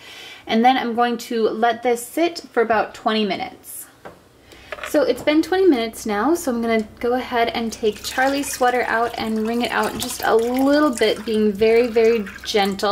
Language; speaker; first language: English; native; English